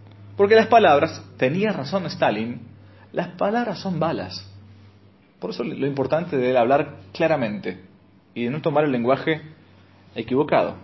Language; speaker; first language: Spanish; native; Spanish